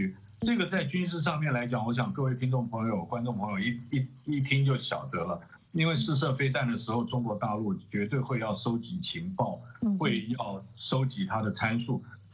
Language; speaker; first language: Chinese; native; Chinese